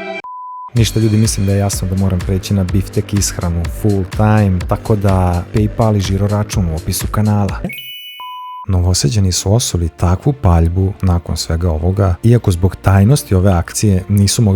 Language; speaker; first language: Serbian; native; Serbian